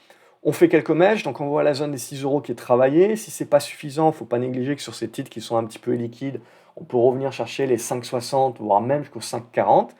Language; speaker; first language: French; native; French